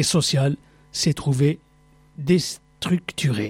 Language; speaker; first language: French; non-native, local second language; Arabic